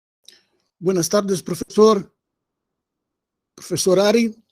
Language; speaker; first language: Spanish; non-native, learner; Portuguese